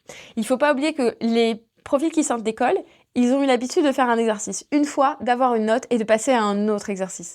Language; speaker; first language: French; native; French